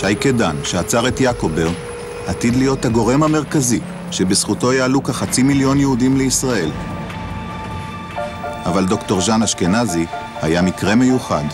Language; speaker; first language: Hebrew; native; Hebrew